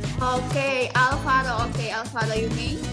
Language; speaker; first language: English; non-native, local second language; Indonesian